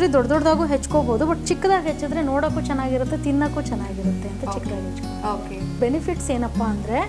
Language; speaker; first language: Kannada; non-native, local second language; Konkani